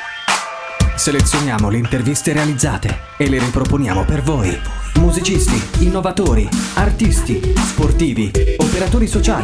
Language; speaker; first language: Italian; native; Italian